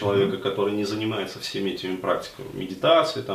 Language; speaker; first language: Russian; native; Russian